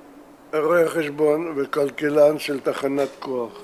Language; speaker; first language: Hebrew; non-native, fluent; Russian